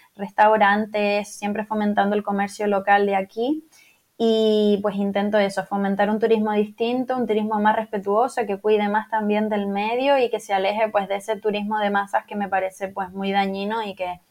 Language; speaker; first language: Spanish; native; Spanish